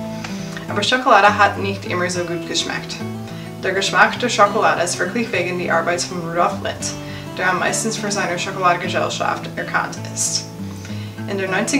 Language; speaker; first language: German; non-native, learner; English